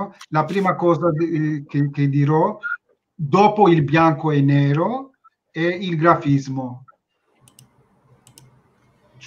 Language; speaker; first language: Italian; non-native, learner; Turkish